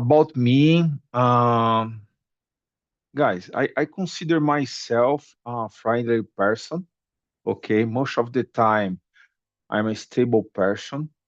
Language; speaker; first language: English; non-native, learner; Portuguese